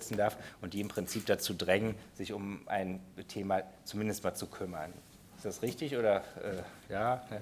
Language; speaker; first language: German; native; German